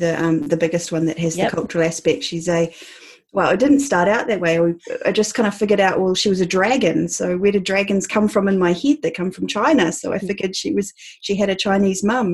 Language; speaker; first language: English; native; English